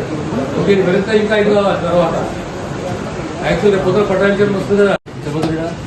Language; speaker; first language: Telugu; native; Telugu